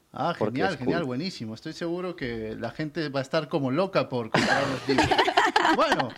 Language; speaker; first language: Spanish; native; Spanish